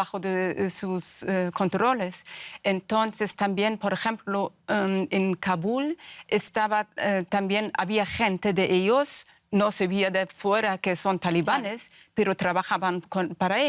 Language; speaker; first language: Spanish; non-native, fluent; Persian